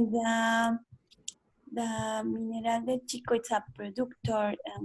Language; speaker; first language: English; non-native, learner; Spanish